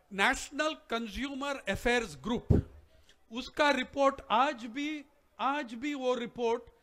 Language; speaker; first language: Hindi; non-native, local second language; Telugu